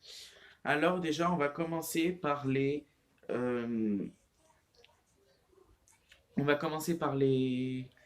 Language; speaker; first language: French; native; French